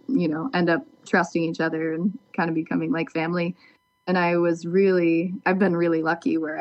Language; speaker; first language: English; native; English